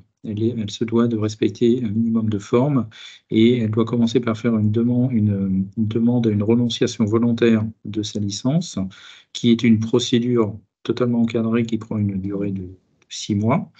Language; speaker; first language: French; native; French